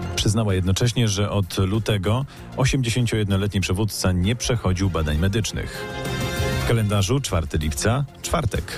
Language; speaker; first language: Polish; native; Polish